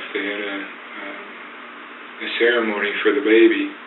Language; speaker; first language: English; native; English